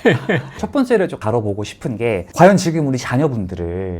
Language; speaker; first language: Korean; native; Korean